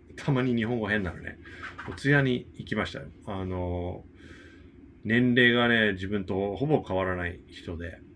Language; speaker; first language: Japanese; non-native, fluent; English